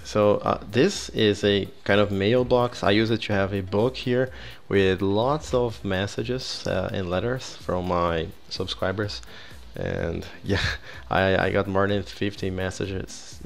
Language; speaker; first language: English; non-native, fluent; Portuguese